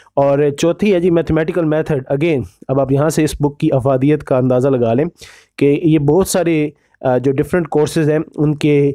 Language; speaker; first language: Urdu; native; Urdu